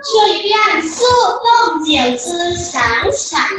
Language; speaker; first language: Chinese; non-native, fluent; Thai